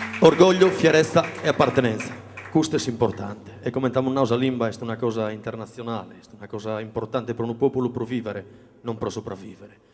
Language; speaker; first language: Italian; non-native, local second language; Sardinian